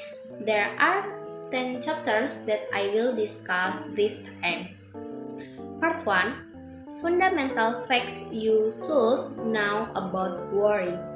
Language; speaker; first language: English; non-native, fluent; Indonesian